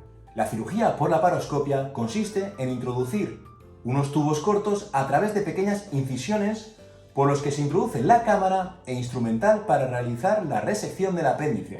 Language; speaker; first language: Spanish; native; Spanish